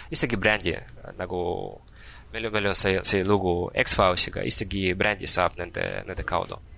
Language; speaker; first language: Estonian; non-native, local second language; Russian